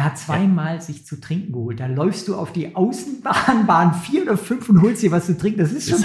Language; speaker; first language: German; native; German